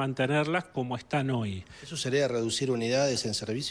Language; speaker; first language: Spanish; native; Spanish